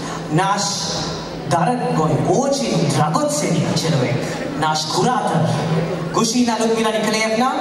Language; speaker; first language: Russian; non-native, learner; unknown